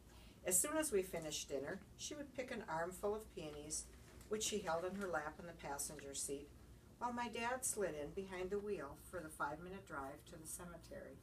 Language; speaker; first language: English; native; English